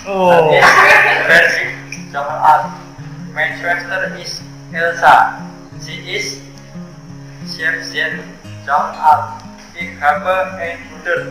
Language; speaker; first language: German; non-native, learner; Indonesian